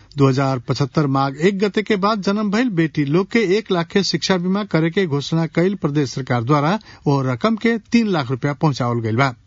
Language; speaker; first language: Bhojpuri; non-native, local second language; Nepali